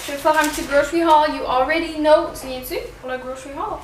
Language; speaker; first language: French; native; French